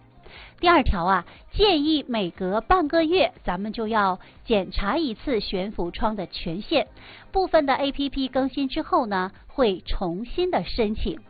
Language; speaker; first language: Chinese; native; Chinese